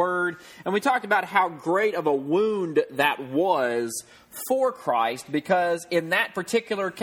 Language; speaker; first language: English; native; English